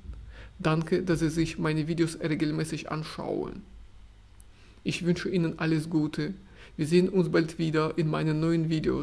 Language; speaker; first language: German; non-native, fluent; Russian